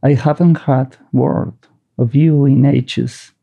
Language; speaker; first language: English; non-native, fluent; Basque